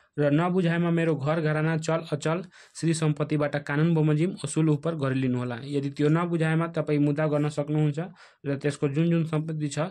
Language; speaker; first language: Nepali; non-native, local second language; Bhojpuri